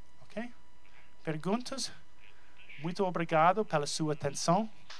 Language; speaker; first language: Portuguese; non-native, learner; English